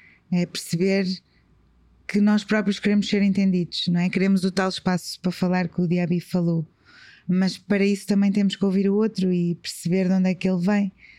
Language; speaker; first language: Portuguese; native; Portuguese